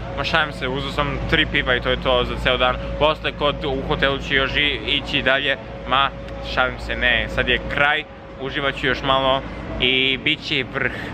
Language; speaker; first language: Serbian; early bilingual, heritage; Serbian